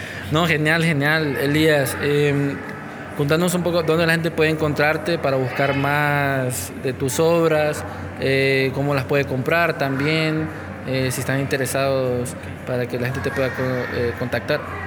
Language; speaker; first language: Spanish; native; Spanish